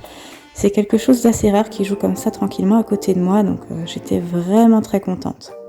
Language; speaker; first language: French; native; French